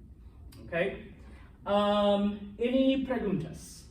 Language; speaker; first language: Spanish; early bilingual, heritage; Spanish